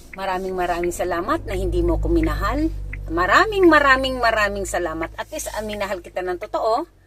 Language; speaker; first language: Filipino; native; Filipino